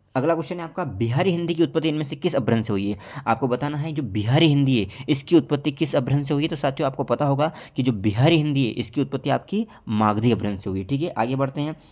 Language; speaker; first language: Hindi; native; Hindi